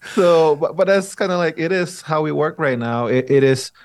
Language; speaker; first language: English; non-native, fluent; Portuguese